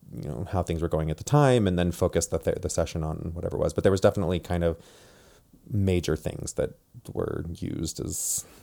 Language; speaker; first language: English; native; English